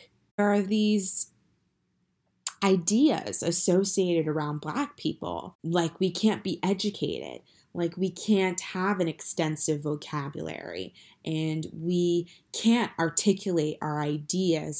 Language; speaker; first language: English; native; English